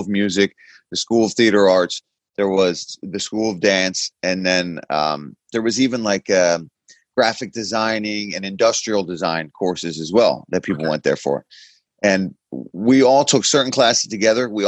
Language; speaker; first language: English; native; English